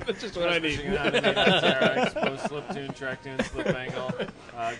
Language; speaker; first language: English; native; English